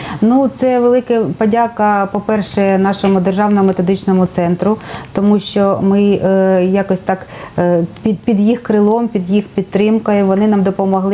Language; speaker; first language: Ukrainian; native; Ukrainian